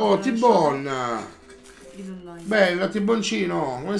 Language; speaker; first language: Italian; native; Italian